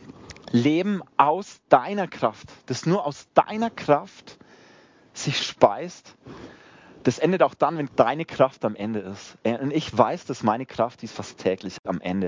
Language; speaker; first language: German; native; German